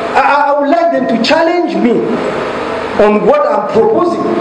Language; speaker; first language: English; non-native, local second language; French